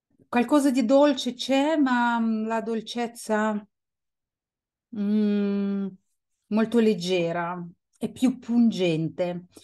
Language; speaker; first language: Italian; non-native, fluent; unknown